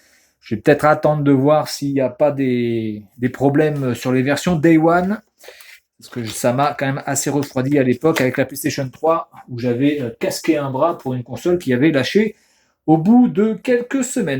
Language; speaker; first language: French; native; French